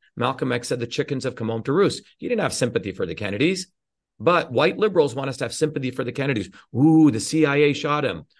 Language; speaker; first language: English; early bilingual, other home language; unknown